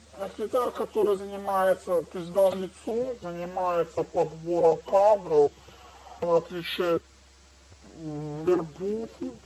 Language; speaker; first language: Russian; non-native, learner; English